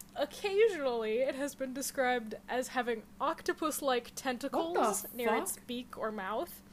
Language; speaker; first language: English; native; English